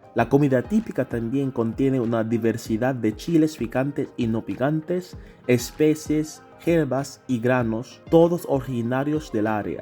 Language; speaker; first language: Spanish; non-native, fluent; English